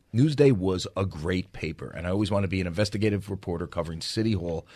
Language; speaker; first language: English; native; English